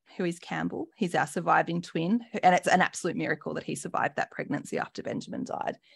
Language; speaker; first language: English; native; English